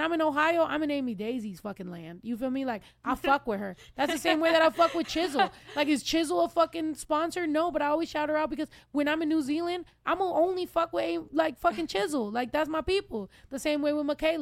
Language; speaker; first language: English; native; English